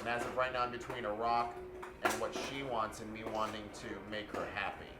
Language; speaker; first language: English; native; English